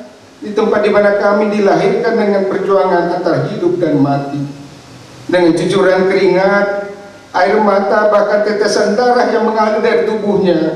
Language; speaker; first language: Indonesian; native; Indonesian